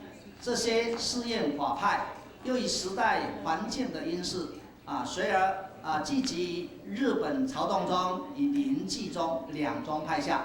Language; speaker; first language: Chinese; native; Chinese